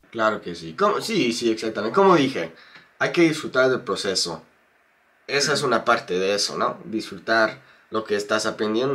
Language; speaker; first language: Spanish; non-native, fluent; English